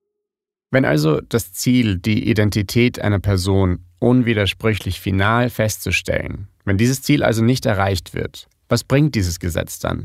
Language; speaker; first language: German; native; German